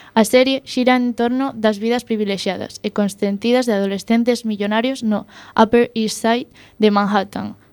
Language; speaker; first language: Galician; non-native, local second language; Spanish